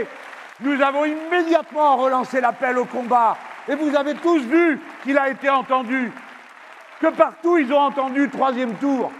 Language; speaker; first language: French; native; French